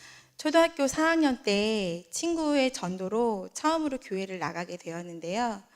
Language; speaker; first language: Korean; native; Korean